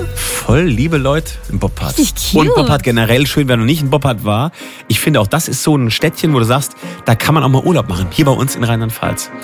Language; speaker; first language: German; native; German